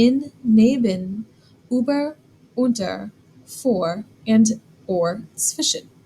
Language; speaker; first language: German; non-native, fluent; English